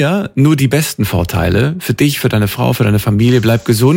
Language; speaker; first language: German; native; German